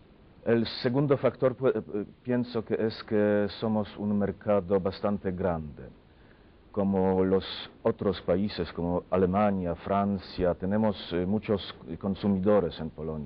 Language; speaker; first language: Spanish; non-native, fluent; Polish